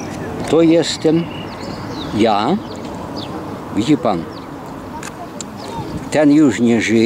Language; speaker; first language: Polish; early bilingual, heritage; Polish